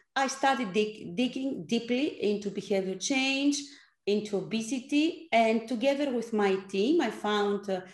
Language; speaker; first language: English; non-native, fluent; Greek